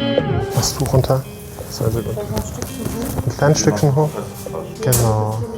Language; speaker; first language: German; early bilingual, other home language; Spanish